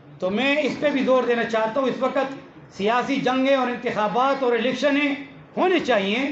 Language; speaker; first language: Urdu; non-native, local second language; Pashto